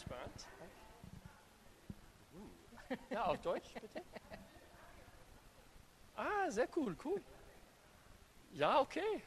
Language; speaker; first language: German; non-native, learner; English